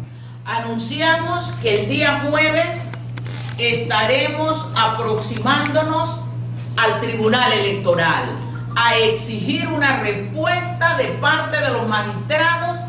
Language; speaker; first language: Spanish; native; Spanish